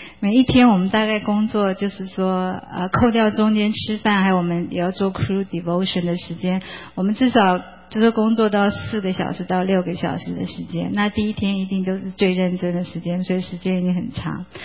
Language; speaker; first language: Chinese; native; Chinese